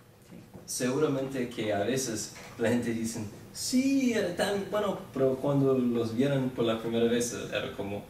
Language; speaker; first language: Spanish; non-native, fluent; English